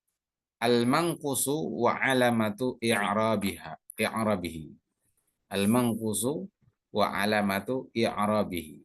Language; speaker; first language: Arabic; non-native, fluent; Indonesian